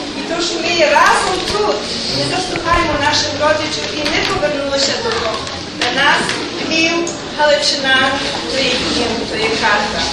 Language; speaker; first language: Ukrainian; early bilingual, heritage; Ukrainian